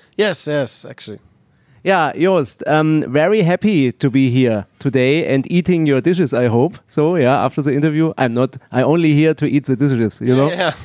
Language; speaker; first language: English; non-native, learner; German